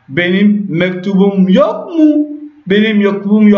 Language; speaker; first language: Turkish; non-native, learner; French